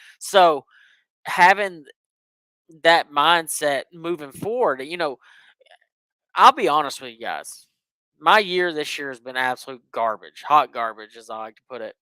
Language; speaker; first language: English; native; English